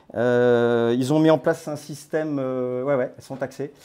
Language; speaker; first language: French; native; French